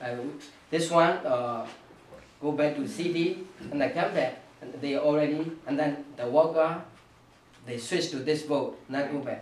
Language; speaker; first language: English; non-native, learner; Burmese